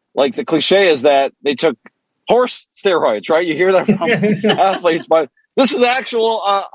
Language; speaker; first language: English; non-native, fluent; French